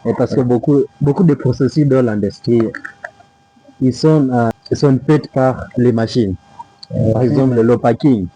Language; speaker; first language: French; non-native, learner; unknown